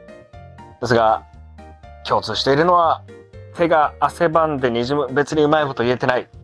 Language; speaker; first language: Japanese; native; Japanese